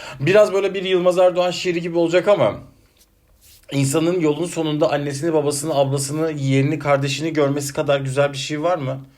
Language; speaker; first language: Turkish; native; Turkish